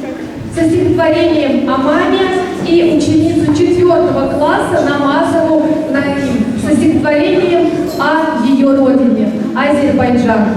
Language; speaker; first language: Russian; native; Russian